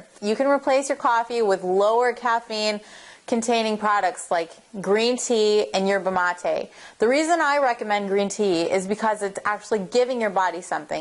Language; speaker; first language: English; native; English